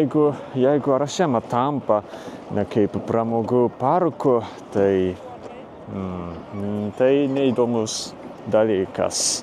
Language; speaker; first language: Lithuanian; non-native, fluent; Japanese